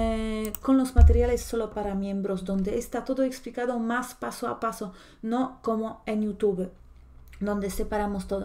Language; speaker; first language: Spanish; non-native, fluent; Polish